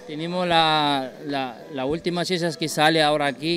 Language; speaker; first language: Spanish; non-native, fluent; Arabic